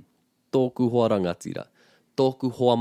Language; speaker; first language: Māori; non-native, fluent; English